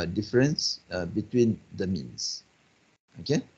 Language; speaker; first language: English; non-native, local second language; Malay